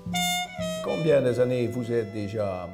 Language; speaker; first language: French; non-native, learner; Dutch